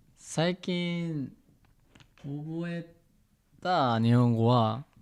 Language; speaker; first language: Japanese; non-native, learner; Korean